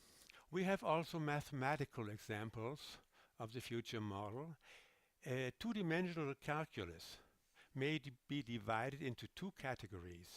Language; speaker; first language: English; non-native, fluent; German